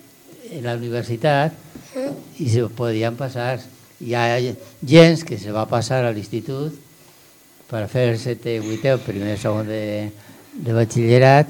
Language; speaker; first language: Catalan; non-native, local second language; Spanish